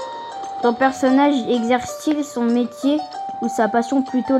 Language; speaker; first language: French; native; French